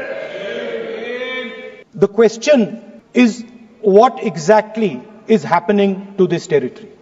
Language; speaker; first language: English; non-native, local second language; Hindi